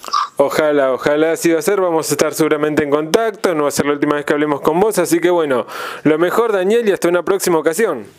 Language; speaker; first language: Spanish; native; Spanish